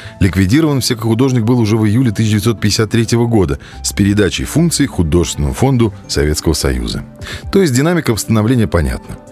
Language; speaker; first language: Russian; native; Russian